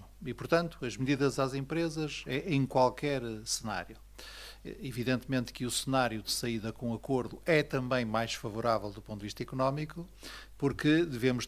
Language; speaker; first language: Portuguese; native; Portuguese